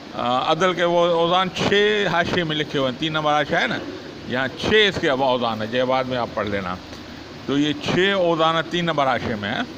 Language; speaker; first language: Urdu; non-native, local second language; Sindhi